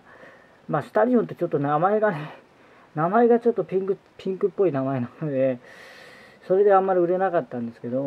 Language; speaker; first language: Japanese; native; Japanese